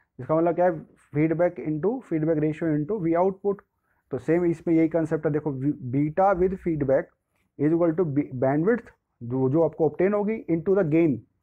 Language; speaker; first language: Hindi; native; Hindi